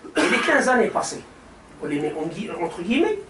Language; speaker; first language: French; non-native, local second language; Arabic